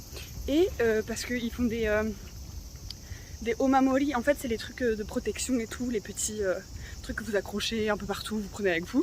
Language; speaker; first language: French; native; French